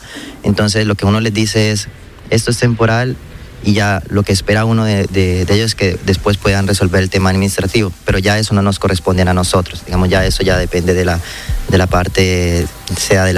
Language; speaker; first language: Spanish; native; Spanish